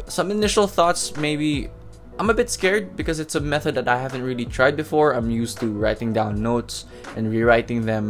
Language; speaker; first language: English; non-native, local second language; Filipino